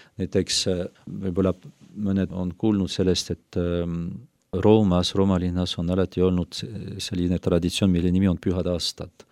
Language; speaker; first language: Estonian; non-native, fluent; French